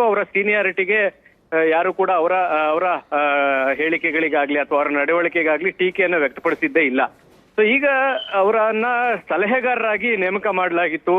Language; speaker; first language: Kannada; native; Kannada